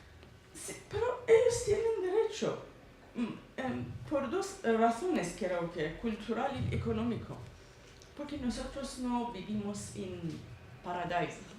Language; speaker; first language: Spanish; non-native, learner; Persian